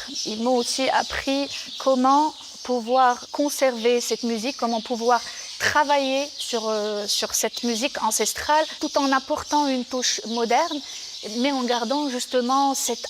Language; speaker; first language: French; non-native, local second language; Arabic